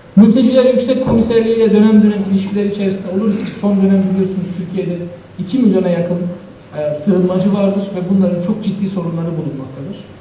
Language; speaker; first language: Turkish; native; Turkish